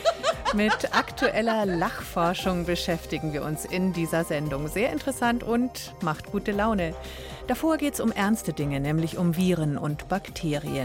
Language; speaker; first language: German; native; German